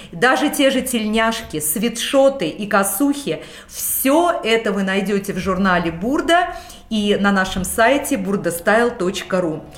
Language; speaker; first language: Russian; native; Russian